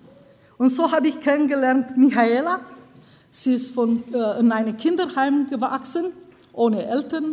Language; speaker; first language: German; non-native, learner; Romanian